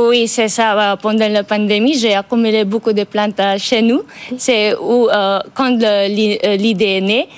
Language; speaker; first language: French; non-native, fluent; Filipino